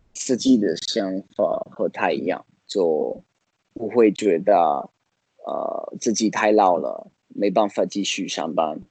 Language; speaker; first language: Chinese; non-native, fluent; Italian